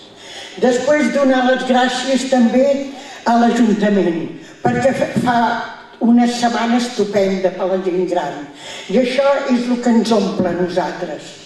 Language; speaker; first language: Catalan; non-native, local second language; Spanish